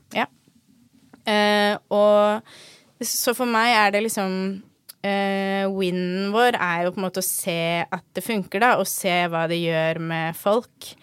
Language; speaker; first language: Norwegian; native; Norwegian